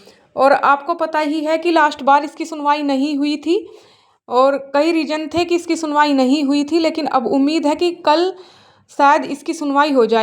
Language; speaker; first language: Hindi; native; Hindi